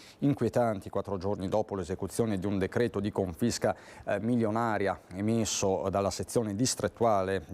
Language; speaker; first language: Italian; native; Italian